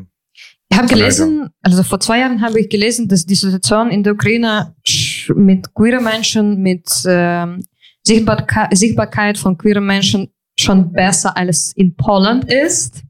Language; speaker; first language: German; non-native, fluent; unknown